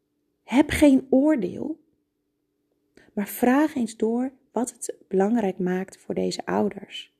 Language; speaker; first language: Dutch; native; Dutch